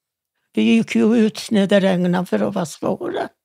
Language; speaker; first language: Norwegian; non-native, fluent; Yiddish